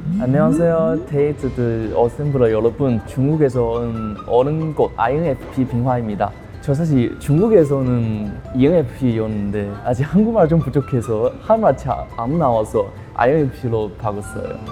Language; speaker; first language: Korean; non-native, learner; Chinese